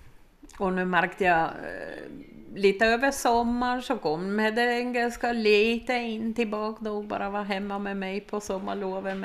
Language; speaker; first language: Swedish; native; Swedish